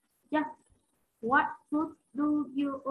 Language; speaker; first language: English; non-native, learner; Vietnamese